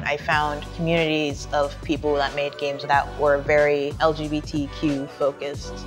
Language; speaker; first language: English; native; English